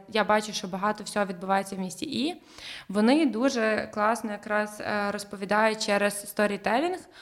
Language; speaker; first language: Ukrainian; native; Ukrainian